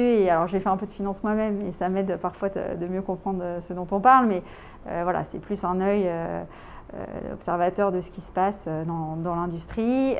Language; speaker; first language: French; native; French